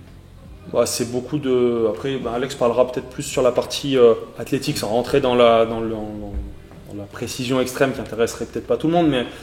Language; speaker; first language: French; native; French